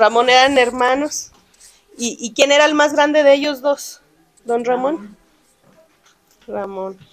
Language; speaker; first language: Spanish; native; Spanish